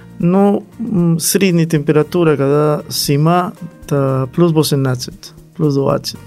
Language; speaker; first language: Russian; non-native, learner; Spanish